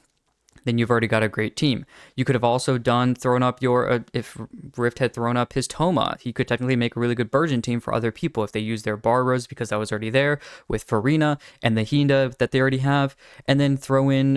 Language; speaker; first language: English; native; English